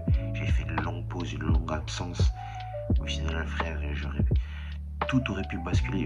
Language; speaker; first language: French; native; French